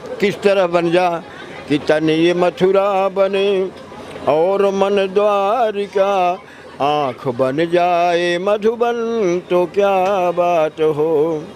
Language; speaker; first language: Hindi; native; Hindi